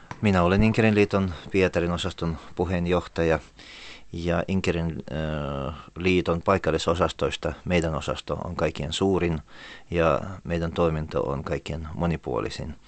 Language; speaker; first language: Finnish; early bilingual, heritage; Finnish